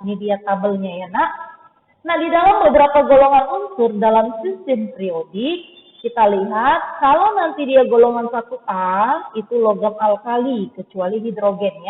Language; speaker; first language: Indonesian; native; Indonesian